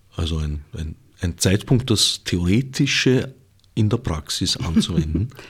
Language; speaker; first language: German; native; German